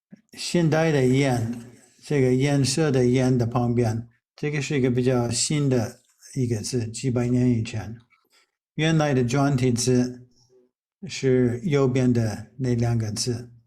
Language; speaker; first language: Chinese; non-native, fluent; English